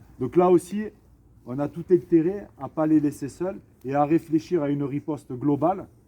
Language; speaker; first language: French; native; French